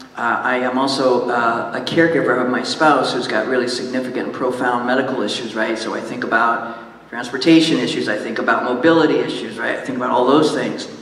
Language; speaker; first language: English; native; English